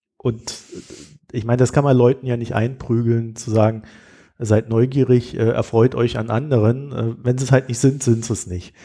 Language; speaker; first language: German; native; German